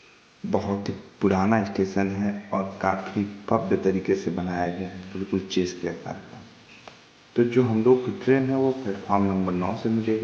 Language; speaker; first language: Hindi; native; Hindi